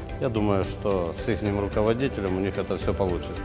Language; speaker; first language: Russian; native; Russian